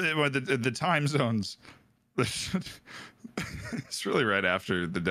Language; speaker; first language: English; native; English